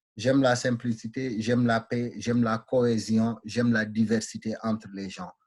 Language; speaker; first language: French; non-native, local second language; Wolof